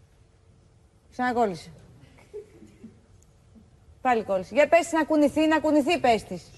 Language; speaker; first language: Greek; native; Greek